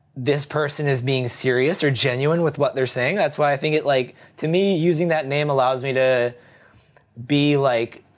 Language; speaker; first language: English; native; English